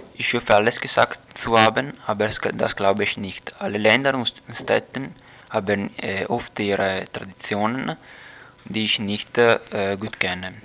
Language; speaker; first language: German; non-native, learner; Italian